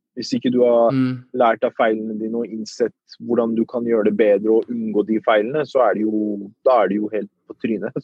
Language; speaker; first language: Norwegian; early bilingual, other home language; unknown